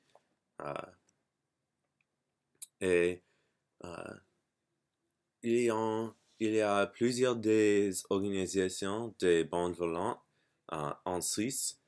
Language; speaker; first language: French; non-native, learner; English